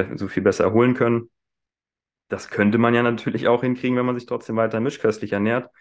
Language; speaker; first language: German; native; German